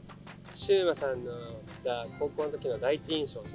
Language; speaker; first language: Japanese; native; Japanese